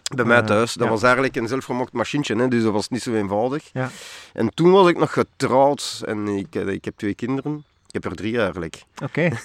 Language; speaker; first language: Dutch; non-native, fluent; French